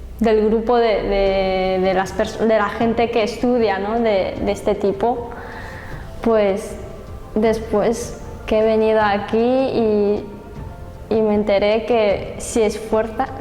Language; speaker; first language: Spanish; non-native, learner; Chinese